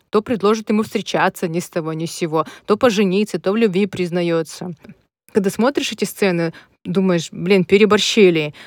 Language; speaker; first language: Russian; native; Russian